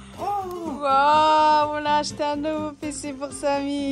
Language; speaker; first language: French; native; French